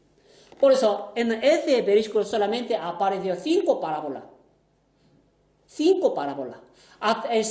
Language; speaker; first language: Spanish; non-native, fluent; Korean